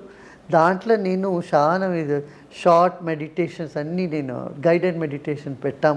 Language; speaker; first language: Telugu; non-native, local second language; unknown